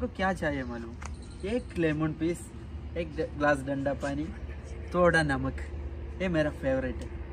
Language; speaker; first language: Hindi; non-native, local second language; Malayalam